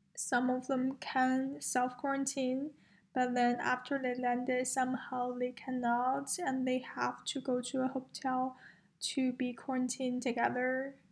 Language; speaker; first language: English; non-native, fluent; Chinese